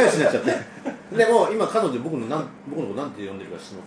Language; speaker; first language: Japanese; native; Japanese